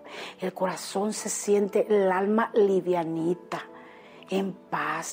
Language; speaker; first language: Spanish; native; Spanish